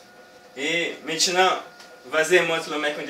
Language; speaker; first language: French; non-native, learner; Portuguese